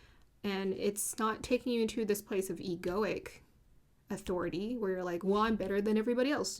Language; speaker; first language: English; native; English